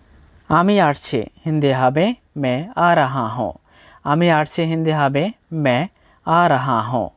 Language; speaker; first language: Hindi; non-native, fluent; Bangla